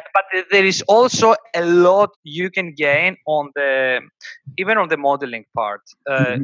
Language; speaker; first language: English; non-native, fluent; Greek